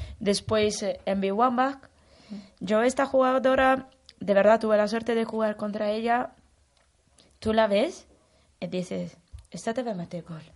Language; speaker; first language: Spanish; non-native, fluent; Italian